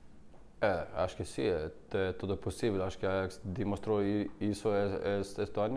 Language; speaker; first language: Portuguese; non-native, learner; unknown